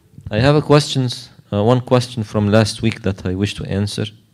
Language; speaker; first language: English; non-native, fluent; Arabic